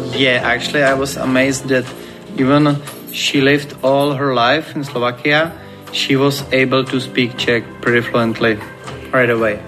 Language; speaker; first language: English; non-native, fluent; Slovak